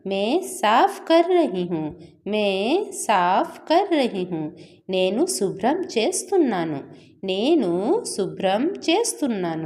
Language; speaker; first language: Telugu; non-native, fluent; Odia